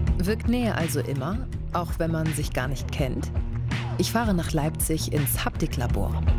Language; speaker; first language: German; early bilingual, other home language; Greek